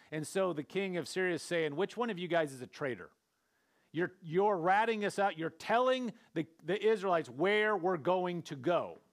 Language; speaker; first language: English; native; English